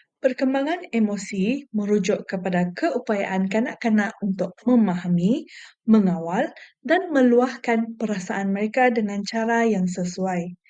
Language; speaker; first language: Malay; non-native, local second language; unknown